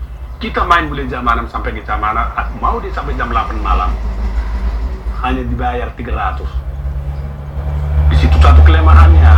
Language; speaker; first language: Indonesian; non-native, local second language; Batak Toba